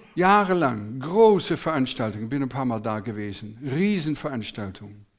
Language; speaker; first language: German; non-native, fluent; English